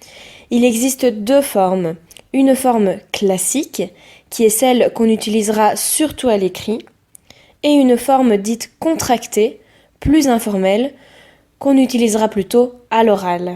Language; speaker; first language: French; native; French